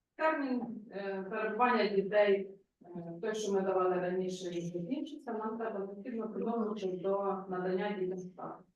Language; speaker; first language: Ukrainian; native; Ukrainian